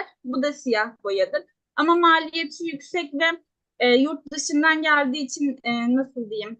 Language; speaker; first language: Turkish; native; Turkish